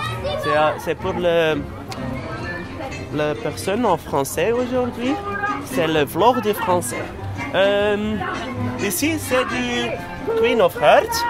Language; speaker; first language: French; non-native, learner; Dutch